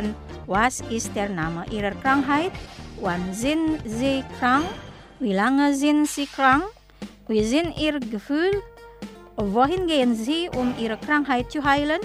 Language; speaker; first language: German; non-native, fluent; Indonesian